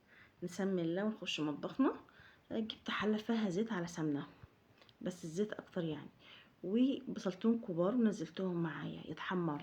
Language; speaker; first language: Arabic; native; Arabic